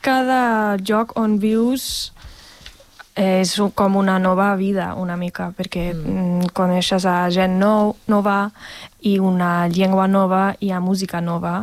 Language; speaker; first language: Catalan; non-native, fluent; German